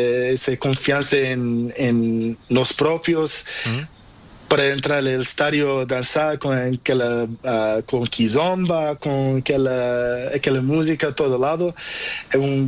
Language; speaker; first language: Spanish; non-native, learner; Portuguese